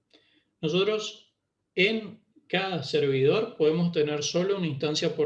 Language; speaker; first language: Spanish; native; Spanish